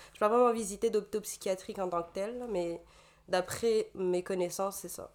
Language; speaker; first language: French; non-native, local second language; Arabic